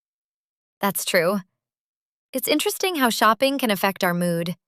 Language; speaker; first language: English; native; English